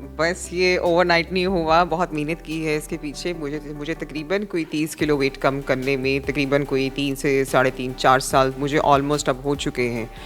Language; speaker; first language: Urdu; non-native, local second language; Punjabi